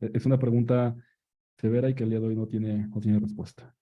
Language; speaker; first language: Spanish; native; Spanish